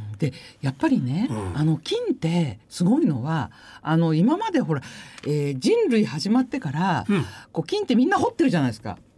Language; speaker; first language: Japanese; native; Japanese